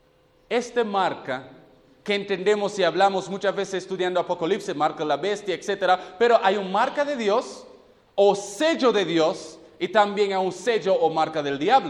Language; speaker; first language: Spanish; non-native, fluent; English